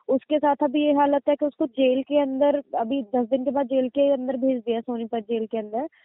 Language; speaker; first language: Hindi; native; Hindi